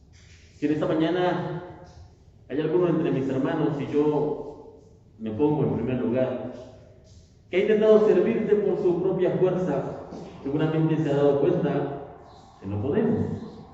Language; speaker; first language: Spanish; native; Spanish